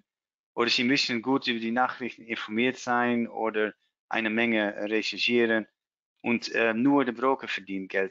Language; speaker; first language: German; non-native, learner; Dutch